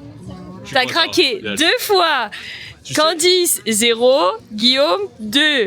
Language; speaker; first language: French; native; French